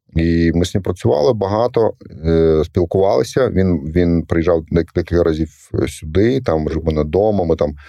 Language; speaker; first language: Ukrainian; non-native, local second language; Russian